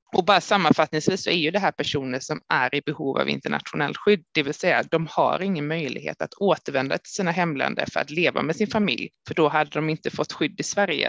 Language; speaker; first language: Swedish; native; Swedish